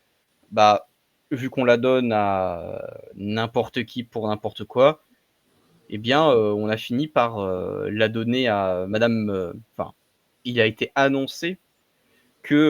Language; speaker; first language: French; native; French